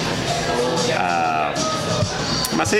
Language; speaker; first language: Portuguese; non-native, fluent; English